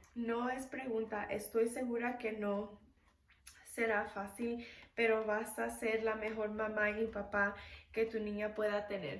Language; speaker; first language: Spanish; early bilingual, heritage; Spanish